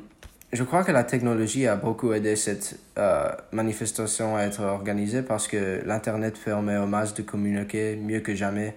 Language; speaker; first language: French; non-native, fluent; English